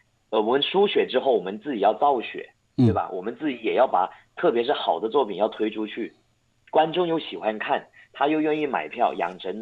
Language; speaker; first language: Chinese; non-native, local second language; Hakka Chinese